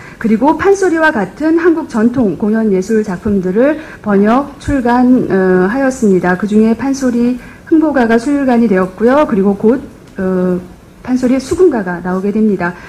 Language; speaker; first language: Korean; native; Korean